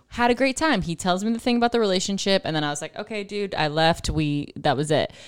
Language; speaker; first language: English; native; English